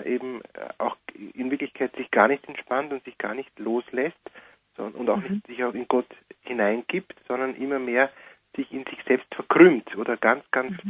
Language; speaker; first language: German; native; German